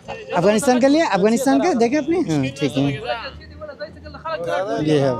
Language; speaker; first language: Hindi; non-native, learner; Bangla